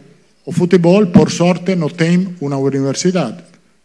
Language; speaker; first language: Portuguese; non-native, fluent; Italian